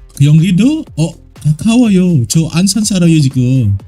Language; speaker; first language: Korean; non-native, fluent; Indonesian